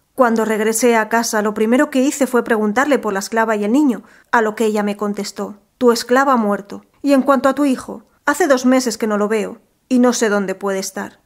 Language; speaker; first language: Spanish; native; Spanish